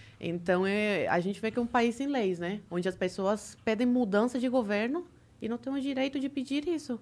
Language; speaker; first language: Portuguese; early bilingual, other home language; Spanish